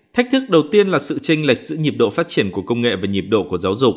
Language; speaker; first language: Vietnamese; native; Vietnamese